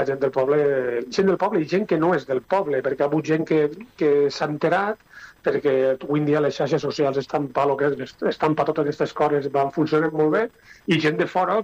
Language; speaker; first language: Catalan; native; Catalan